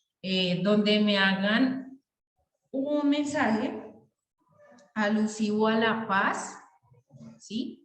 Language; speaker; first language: Spanish; native; Spanish